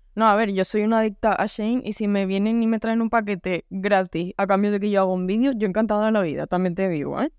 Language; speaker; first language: Spanish; native; Spanish